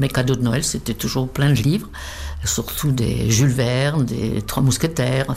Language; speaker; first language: French; non-native, fluent; Czech